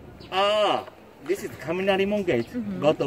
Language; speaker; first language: English; non-native, learner; Japanese